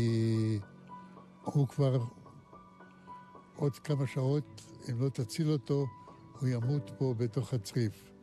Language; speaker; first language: Hebrew; non-native, fluent; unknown